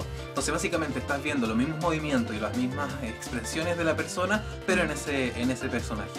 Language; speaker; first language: Spanish; native; Spanish